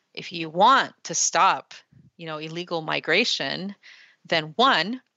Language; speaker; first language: English; early bilingual, other home language; Spanish